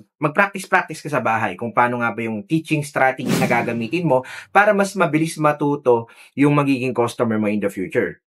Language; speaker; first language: Filipino; native; Filipino